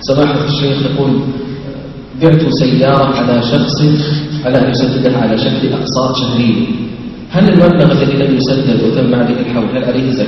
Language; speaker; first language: Arabic; native; Arabic